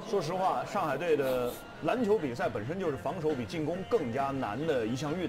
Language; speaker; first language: Chinese; native; Chinese